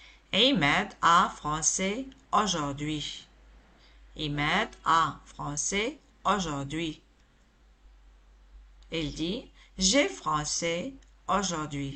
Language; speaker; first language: French; non-native, local second language; Arabic